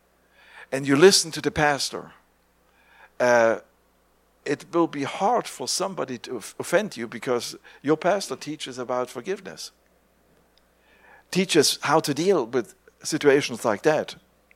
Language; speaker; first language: English; non-native, fluent; German